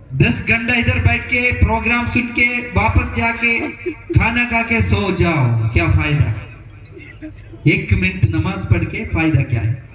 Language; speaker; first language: Urdu; non-native, local second language; Malayalam